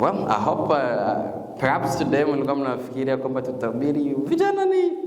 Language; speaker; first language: English; non-native, local second language; Swahili